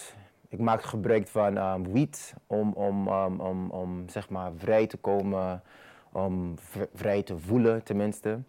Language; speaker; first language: Dutch; non-native, fluent; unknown